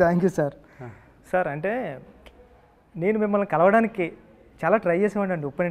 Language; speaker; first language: Telugu; native; Telugu